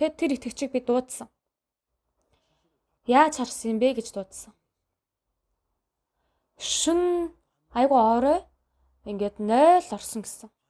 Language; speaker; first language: Mongolian; non-native, fluent; Korean